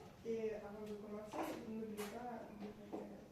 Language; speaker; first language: French; non-native, fluent; Ukrainian